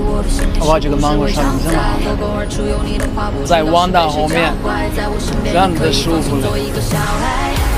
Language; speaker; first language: Chinese; non-native, fluent; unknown